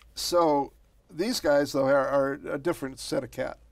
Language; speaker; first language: English; native; English